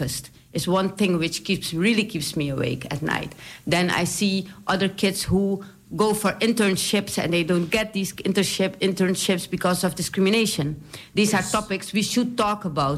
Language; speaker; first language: English; non-native, fluent; Dutch